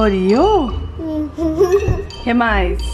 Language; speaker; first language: Portuguese; native; Portuguese